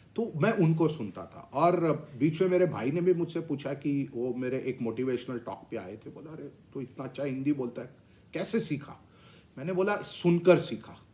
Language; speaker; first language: Hindi; non-native, local second language; Tamil